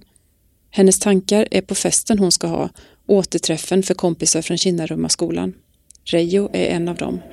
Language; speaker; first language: Swedish; native; Swedish